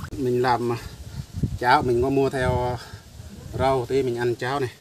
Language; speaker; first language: Vietnamese; non-native, local second language; Jarai